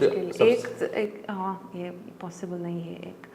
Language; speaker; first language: Hindi; non-native, learner; Lithuanian